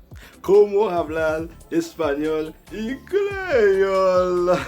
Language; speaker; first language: Spanish; non-native, fluent; Haitian Creole